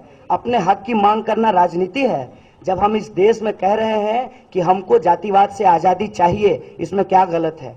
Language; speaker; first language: Hindi; native; Hindi